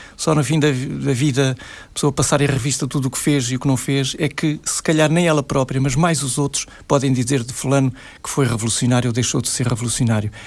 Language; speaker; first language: Portuguese; native; Portuguese